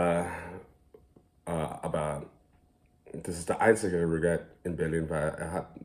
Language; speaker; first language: German; early bilingual, heritage; English